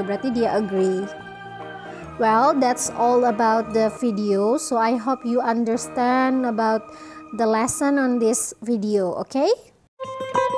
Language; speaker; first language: English; non-native, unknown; Indonesian